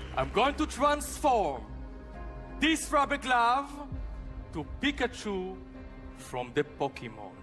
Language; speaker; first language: English; non-native, fluent; Hebrew